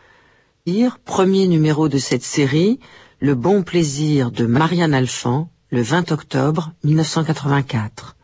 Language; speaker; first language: French; native; French